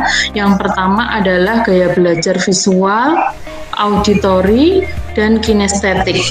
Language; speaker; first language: Indonesian; native; Indonesian